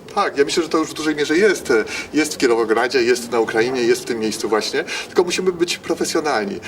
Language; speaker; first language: Polish; native; Polish